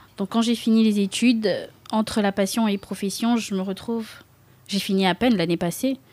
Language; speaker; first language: French; non-native, local second language; Lingala